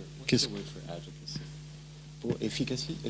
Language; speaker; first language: French; native; French